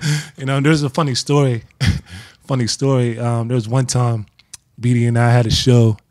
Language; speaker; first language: English; native; English